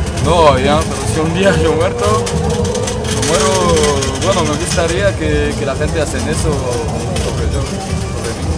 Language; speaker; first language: Spanish; non-native, learner; French